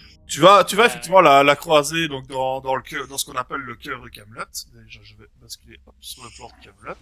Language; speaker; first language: French; native; French